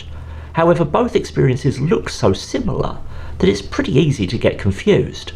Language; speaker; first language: English; native; English